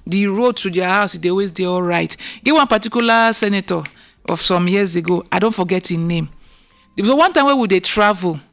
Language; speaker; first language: Nigerian Pidgin; non-native, local second language; Yoruba